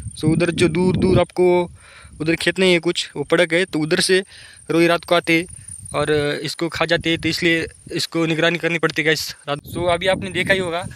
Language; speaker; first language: Hindi; non-native, local second language; Marathi